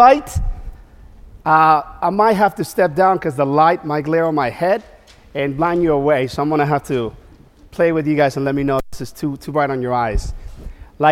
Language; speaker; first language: English; non-native, fluent; Spanish